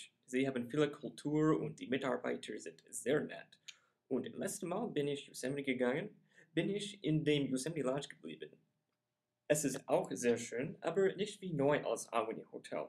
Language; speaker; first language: German; non-native, learner; English